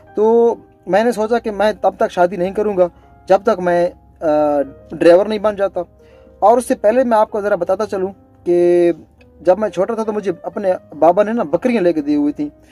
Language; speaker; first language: Urdu; non-native, local second language; Saraiki